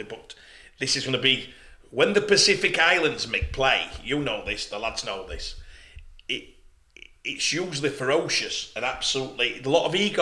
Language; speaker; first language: English; native; English